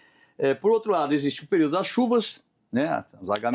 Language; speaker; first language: Portuguese; native; Portuguese